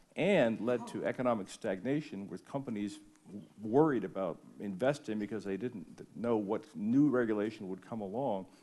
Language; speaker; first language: English; native; English